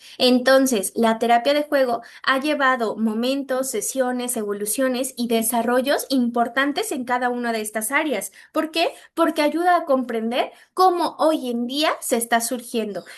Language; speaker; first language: Spanish; native; Spanish